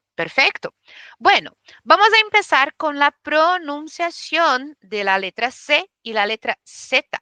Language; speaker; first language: Spanish; non-native, fluent; Portuguese